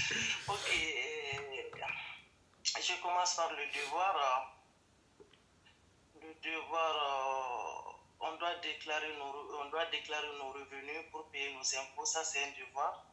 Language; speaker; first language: French; non-native, fluent; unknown